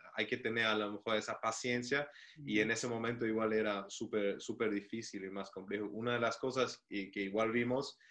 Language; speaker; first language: Spanish; non-native, fluent; German